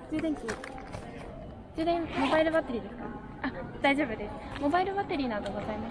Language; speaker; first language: Japanese; native; Japanese